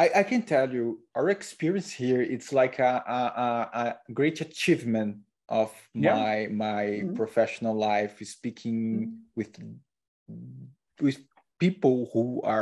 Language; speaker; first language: English; non-native, learner; Portuguese